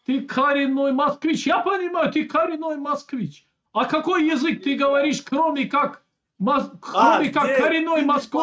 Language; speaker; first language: Russian; native; Russian